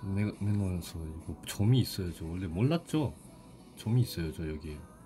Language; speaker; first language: Korean; non-native, fluent; Japanese